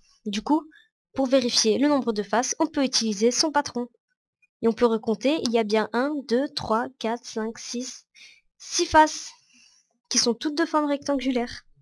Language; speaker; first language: French; native; French